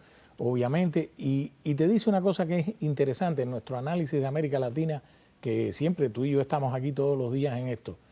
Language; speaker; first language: Spanish; native; Spanish